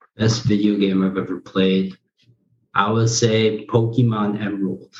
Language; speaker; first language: English; early bilingual, other home language; Korean